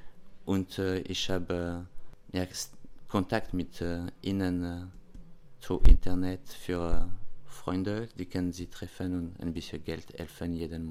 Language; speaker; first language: German; non-native, learner; French